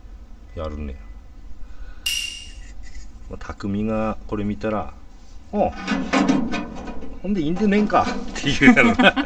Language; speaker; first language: Japanese; native; Japanese